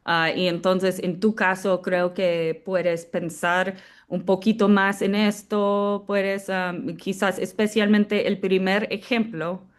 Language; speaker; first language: Spanish; non-native, fluent; English